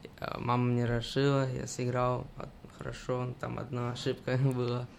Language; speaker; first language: Russian; early bilingual, heritage; Russian